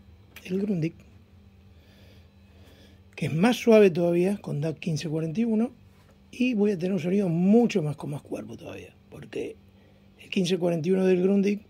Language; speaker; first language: Spanish; native; Spanish